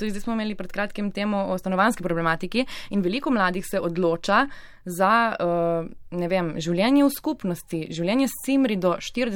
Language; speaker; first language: Slovenian; native; Slovenian